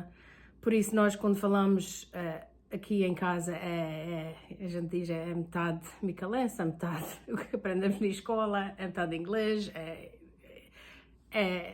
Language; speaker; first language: Portuguese; early bilingual, heritage; Portuguese